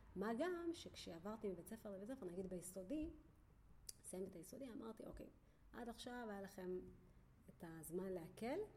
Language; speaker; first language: Hebrew; early bilingual, other home language; Amharic